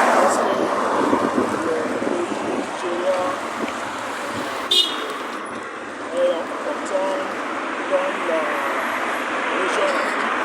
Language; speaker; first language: French; non-native, learner; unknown